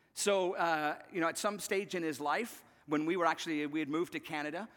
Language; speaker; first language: English; native; English